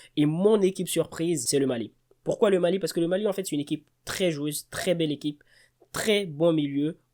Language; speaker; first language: French; early bilingual, other home language; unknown